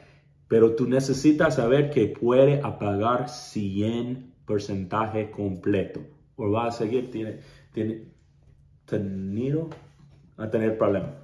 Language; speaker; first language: Spanish; non-native, learner; English